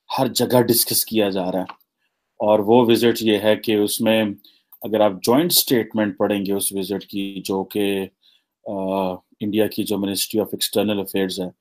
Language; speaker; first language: Urdu; native; Urdu